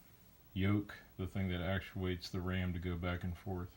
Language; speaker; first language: English; native; English